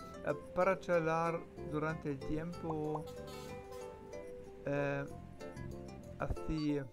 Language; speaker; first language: Spanish; non-native, learner; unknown